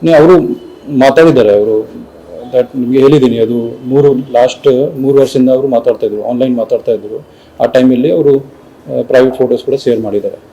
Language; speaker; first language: Kannada; non-native, local second language; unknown